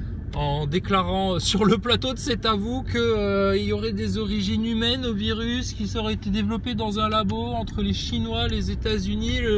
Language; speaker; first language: French; native; French